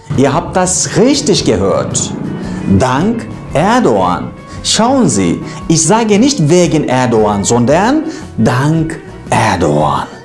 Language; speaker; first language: German; non-native, learner; Turkish